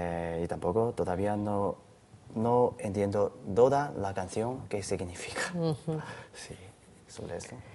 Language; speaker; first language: Spanish; non-native, learner; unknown